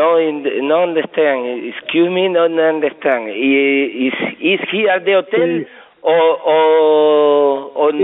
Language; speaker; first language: English; non-native, learner; Spanish